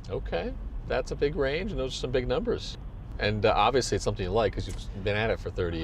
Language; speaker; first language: English; native; English